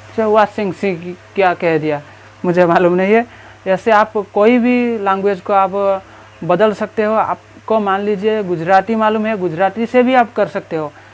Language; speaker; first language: Hindi; non-native, local second language; Bangla